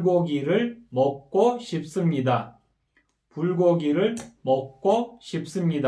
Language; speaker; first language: Korean; non-native, fluent; Kyrgyz